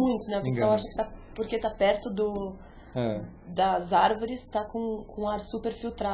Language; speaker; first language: Portuguese; native; Portuguese